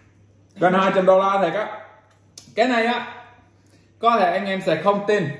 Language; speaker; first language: Vietnamese; non-native, fluent; English